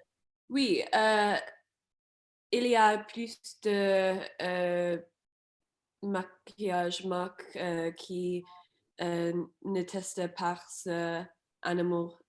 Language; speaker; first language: French; non-native, fluent; English